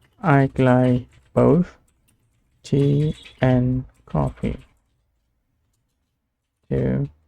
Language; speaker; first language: English; non-native, learner; Vietnamese